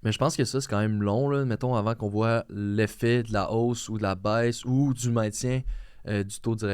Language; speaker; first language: French; native; French